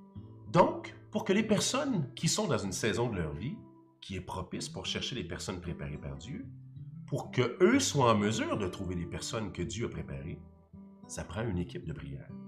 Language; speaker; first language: French; native; French